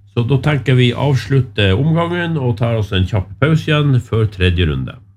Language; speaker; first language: Norwegian; native; Norwegian